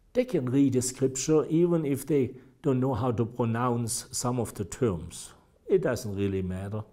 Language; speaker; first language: English; non-native, fluent; German